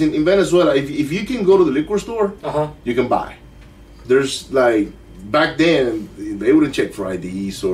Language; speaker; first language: English; non-native, fluent; Spanish